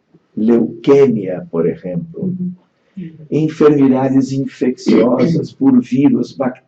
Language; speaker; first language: Spanish; non-native, fluent; Portuguese